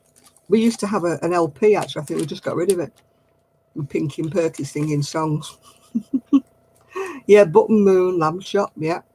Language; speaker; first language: English; native; English